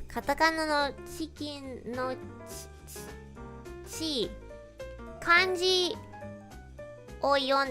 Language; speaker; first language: Japanese; non-native, learner; English